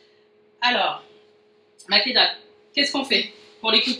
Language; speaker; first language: French; native; French